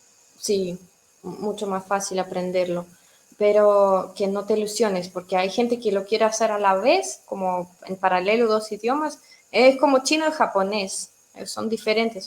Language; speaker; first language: Spanish; non-native, fluent; Russian